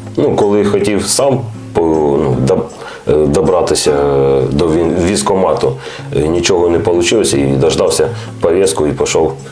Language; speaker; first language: Ukrainian; non-native, local second language; Russian